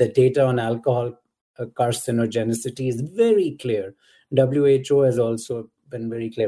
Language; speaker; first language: English; non-native, local second language; Urdu